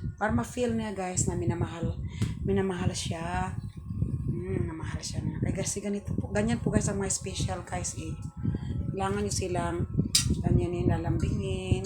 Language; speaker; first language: Filipino; non-native, local second language; Cebuano